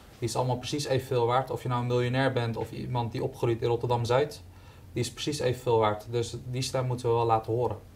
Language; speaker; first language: Dutch; early bilingual, other home language; Turkish